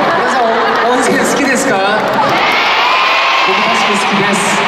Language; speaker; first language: Japanese; non-native, learner; Korean